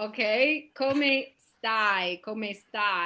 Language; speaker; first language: Italian; non-native, fluent; English